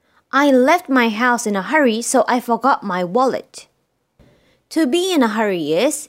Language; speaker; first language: English; non-native, fluent; Japanese